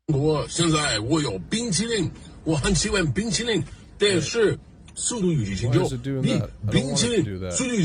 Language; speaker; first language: Chinese; non-native, learner; English